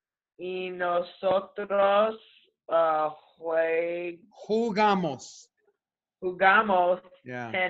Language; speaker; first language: Spanish; non-native, learner; English